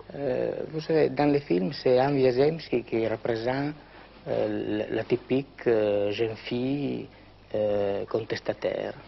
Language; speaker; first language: French; non-native, local second language; Italian